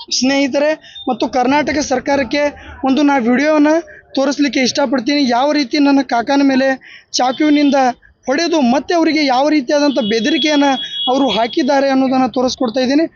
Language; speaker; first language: Kannada; non-native, local second language; Lambadi